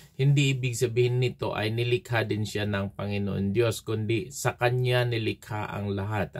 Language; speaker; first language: Filipino; non-native, local second language; Cebuano